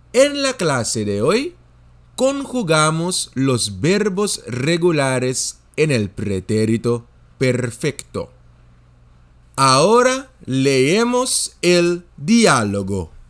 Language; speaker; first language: Spanish; non-native, fluent; Dutch